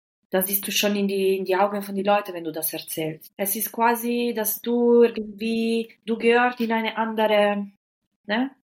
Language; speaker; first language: German; non-native, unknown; Italian